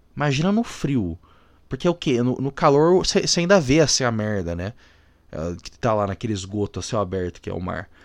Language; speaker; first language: Portuguese; native; Portuguese